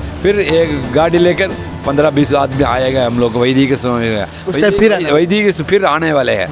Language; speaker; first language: Hindi; non-native, local second language; Tamil